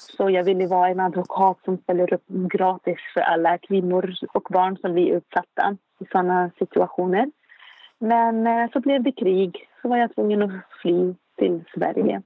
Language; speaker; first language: Swedish; non-native, fluent; Arabic